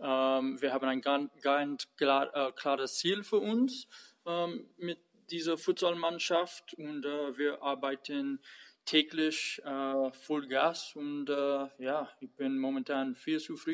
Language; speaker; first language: German; non-native, fluent; English